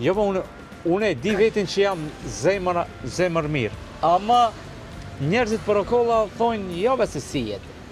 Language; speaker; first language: Albanian; native; Albanian